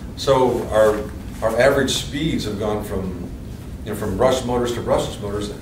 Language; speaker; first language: English; native; English